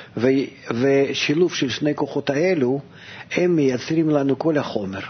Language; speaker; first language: Hebrew; non-native, fluent; Russian